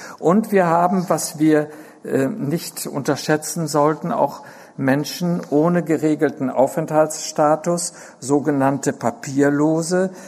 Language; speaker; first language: German; native; German